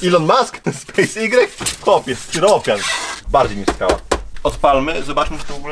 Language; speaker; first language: Polish; native; Polish